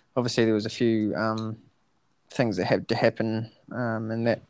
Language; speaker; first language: English; native; English